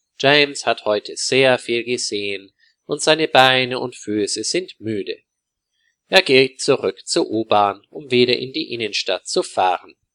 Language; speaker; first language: German; native; German